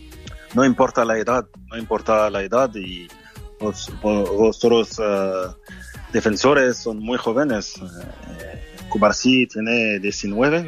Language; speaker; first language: Spanish; non-native, fluent; French